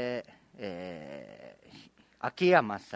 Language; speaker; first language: Japanese; native; Japanese